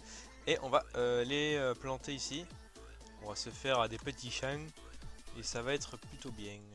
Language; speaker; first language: French; native; French